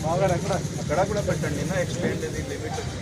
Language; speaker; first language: Telugu; non-native, learner; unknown